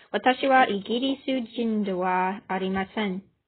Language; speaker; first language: Japanese; non-native, learner; English